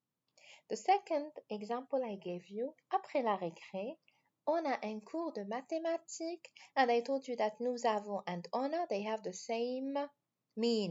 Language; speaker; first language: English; non-native, fluent; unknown